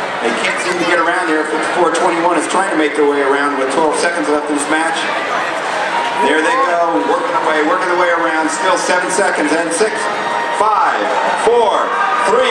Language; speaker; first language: English; native; English